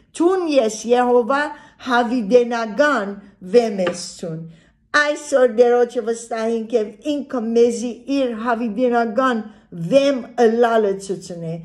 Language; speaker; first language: Armenian; early bilingual, heritage; Armenian